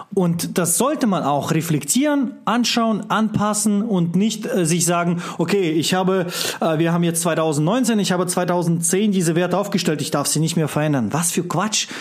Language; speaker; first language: German; non-native, fluent; Russian